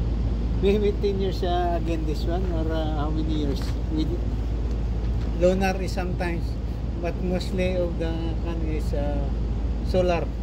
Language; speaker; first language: English; non-native, local second language; Filipino